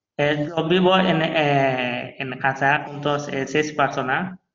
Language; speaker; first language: Spanish; non-native, learner; Bangla